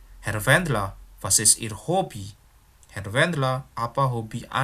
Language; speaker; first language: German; non-native, fluent; Indonesian